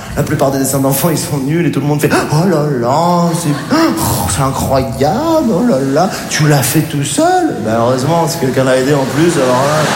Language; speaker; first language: French; native; French